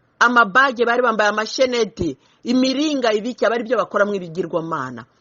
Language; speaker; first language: Kinyarwanda; early bilingual, heritage; Kinyarwanda